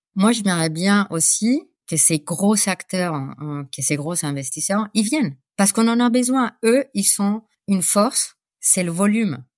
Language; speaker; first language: French; non-native, fluent; Spanish